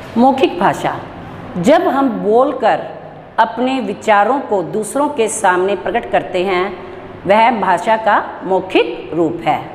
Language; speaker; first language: Hindi; native; Hindi